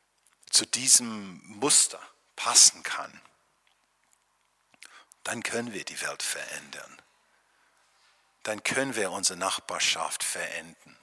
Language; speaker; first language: German; non-native, fluent; English